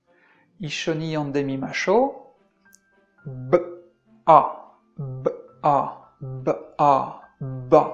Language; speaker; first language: Japanese; non-native, fluent; French